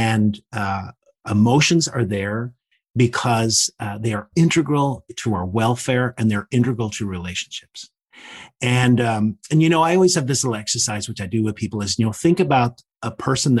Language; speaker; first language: English; native; English